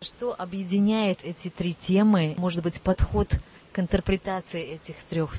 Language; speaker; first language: Russian; native; Russian